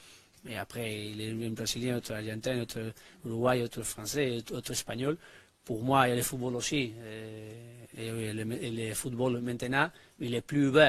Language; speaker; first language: French; non-native, learner; Spanish